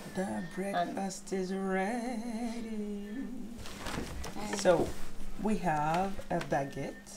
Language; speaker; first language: English; non-native, learner; French